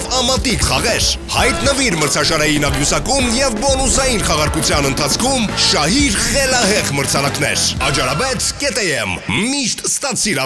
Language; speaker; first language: Armenian; native; Armenian